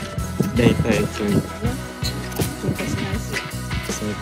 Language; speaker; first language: Japanese; non-native, fluent; Indonesian